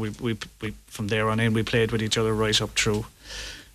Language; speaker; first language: English; native; English